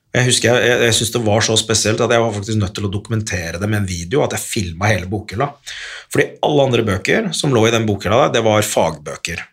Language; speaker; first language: Norwegian; early bilingual, other home language; Arabic